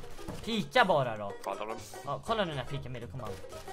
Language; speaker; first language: Swedish; native; Swedish